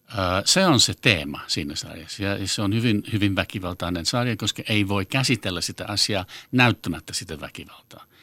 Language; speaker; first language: Finnish; non-native, fluent; English